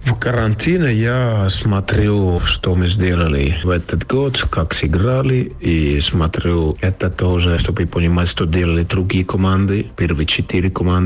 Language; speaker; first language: Russian; non-native, learner; Finnish